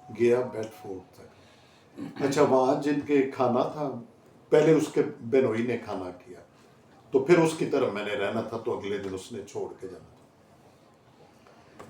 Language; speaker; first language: Urdu; non-native, local second language; Punjabi